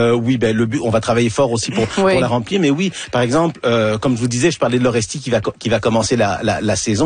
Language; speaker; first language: French; native; French